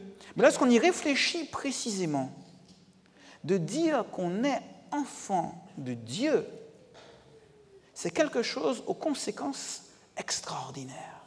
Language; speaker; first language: French; native; French